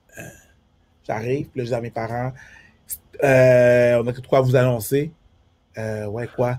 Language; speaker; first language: French; early bilingual, other home language; Haitian Creole